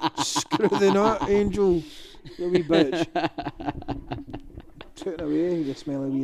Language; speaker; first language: English; native; English